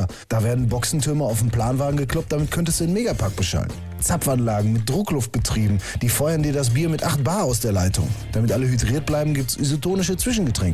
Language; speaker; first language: German; native; German